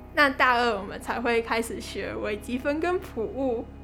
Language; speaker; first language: Chinese; native; Chinese